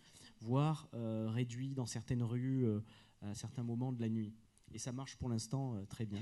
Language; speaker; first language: French; native; French